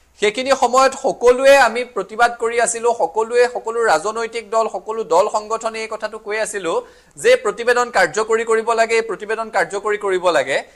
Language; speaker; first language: Assamese; native; Assamese